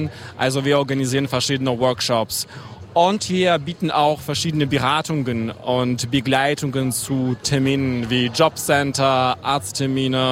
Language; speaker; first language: German; non-native, fluent; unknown